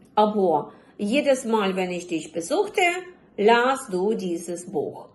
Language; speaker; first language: German; non-native, fluent; Ukrainian